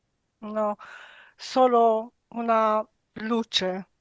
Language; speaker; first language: Italian; non-native, learner; Romanian